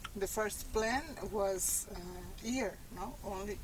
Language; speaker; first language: English; non-native, learner; Portuguese